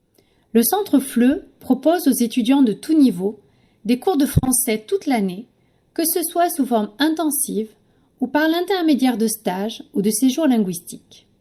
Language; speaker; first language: French; native; French